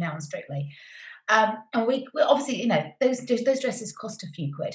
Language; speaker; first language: English; native; English